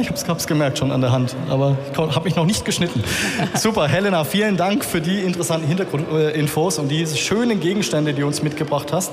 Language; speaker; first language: German; native; German